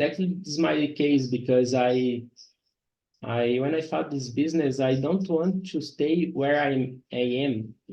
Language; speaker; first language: English; non-native, learner; Portuguese